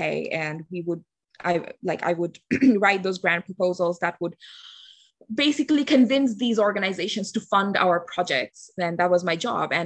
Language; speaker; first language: English; non-native, local second language; Bangla